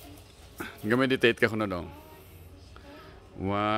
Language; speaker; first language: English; non-native, local second language; Cebuano